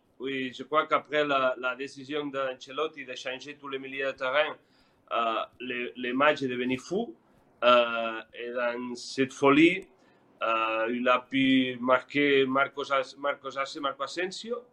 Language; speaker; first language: French; non-native, learner; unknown